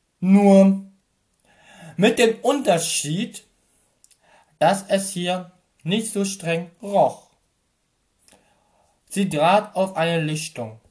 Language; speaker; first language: German; native; German